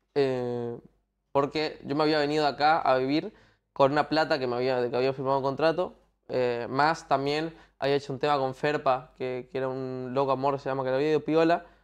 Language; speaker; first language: Spanish; native; Spanish